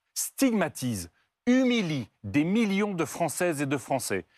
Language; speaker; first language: French; native; French